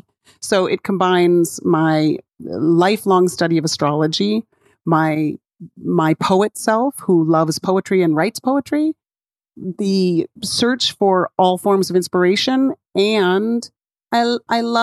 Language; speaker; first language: English; native; English